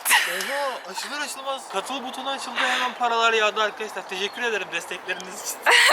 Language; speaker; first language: Turkish; native; Turkish